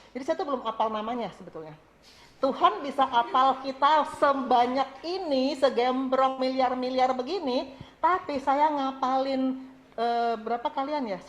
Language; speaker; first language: Indonesian; native; Indonesian